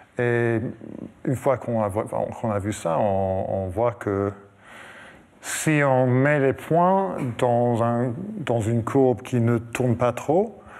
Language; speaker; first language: French; non-native, fluent; English